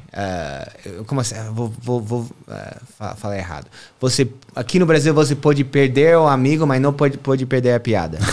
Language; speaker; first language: Portuguese; non-native, fluent; English